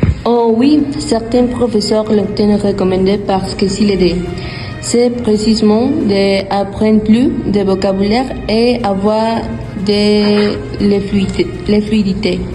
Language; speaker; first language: French; non-native, learner; Spanish